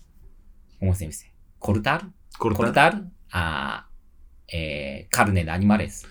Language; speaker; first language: Spanish; non-native, learner; Japanese